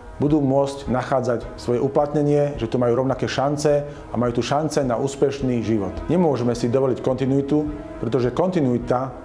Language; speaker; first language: Slovak; native; Slovak